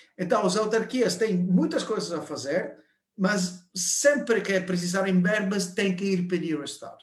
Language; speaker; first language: Portuguese; non-native, fluent; Italian